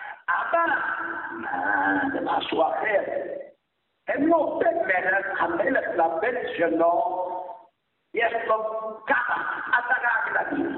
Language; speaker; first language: Hebrew; non-native, fluent; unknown